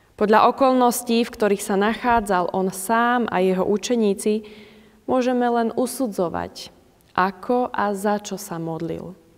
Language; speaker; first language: Slovak; native; Slovak